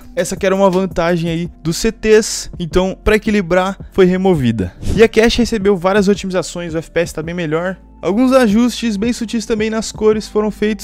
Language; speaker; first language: Portuguese; native; Portuguese